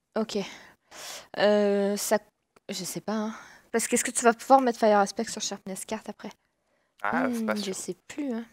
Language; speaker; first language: French; native; French